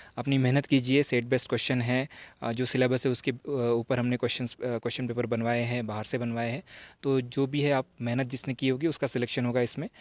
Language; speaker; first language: Hindi; non-native, local second language; Marathi